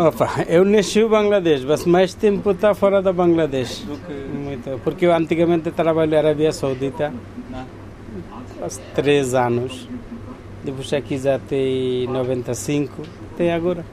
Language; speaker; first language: Portuguese; non-native, learner; Bangla